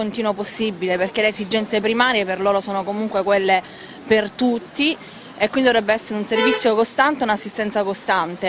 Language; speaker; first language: Italian; native; Italian